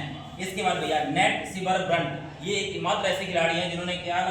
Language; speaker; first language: Hindi; native; Hindi